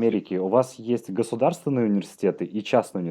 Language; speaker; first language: Russian; native; Russian